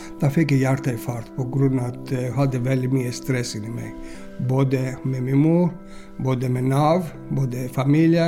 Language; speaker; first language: Norwegian; non-native, learner; Greek